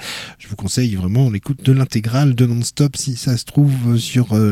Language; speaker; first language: French; native; French